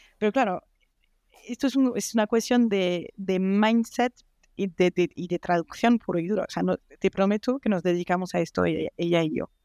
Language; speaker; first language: Spanish; non-native, fluent; French